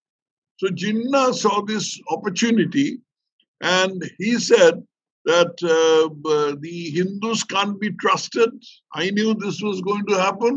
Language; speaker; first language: English; non-native, local second language; Bangla